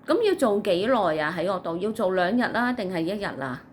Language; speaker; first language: Cantonese; native; Cantonese